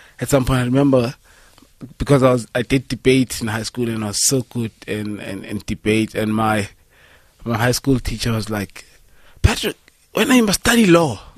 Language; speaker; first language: English; non-native, local second language; Northern Sotho